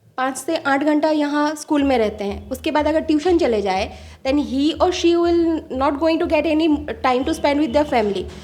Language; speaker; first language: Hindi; non-native, local second language; Assamese